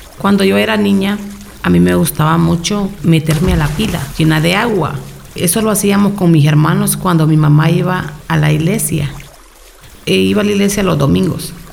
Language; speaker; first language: Spanish; native; Spanish